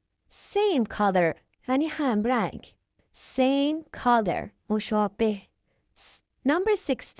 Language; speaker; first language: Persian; native; Persian